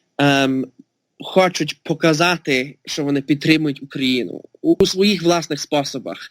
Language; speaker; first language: Ukrainian; early bilingual, heritage; Ukrainian